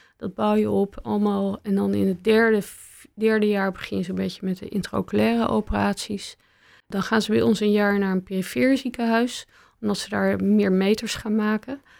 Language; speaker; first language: Dutch; native; Dutch